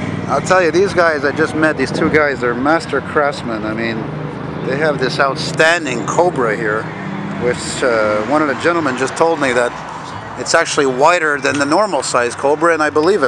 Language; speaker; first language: English; native; English